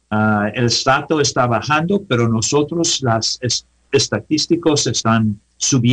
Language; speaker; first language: Spanish; non-native, learner; English